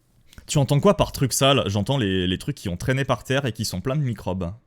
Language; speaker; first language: French; native; French